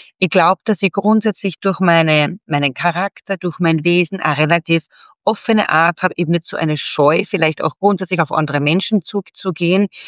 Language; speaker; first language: German; native; German